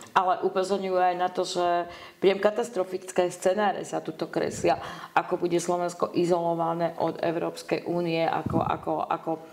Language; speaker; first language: Slovak; native; Slovak